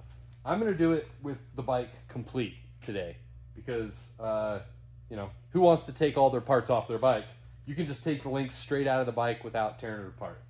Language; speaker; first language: English; native; English